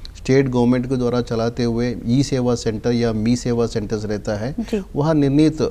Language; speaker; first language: Hindi; non-native, local second language; Telugu